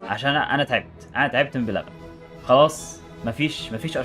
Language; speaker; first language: Arabic; native; Arabic